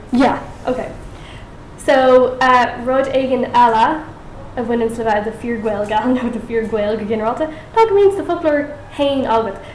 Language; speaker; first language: Irish; non-native, local second language; English